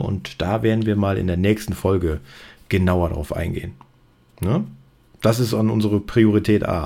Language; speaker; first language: German; native; German